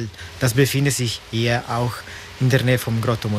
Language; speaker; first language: German; non-native, local second language; Italian